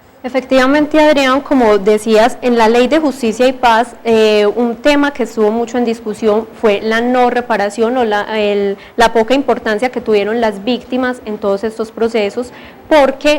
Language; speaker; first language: Spanish; native; Spanish